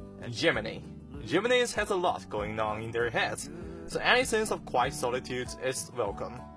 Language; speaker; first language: English; non-native, learner; Chinese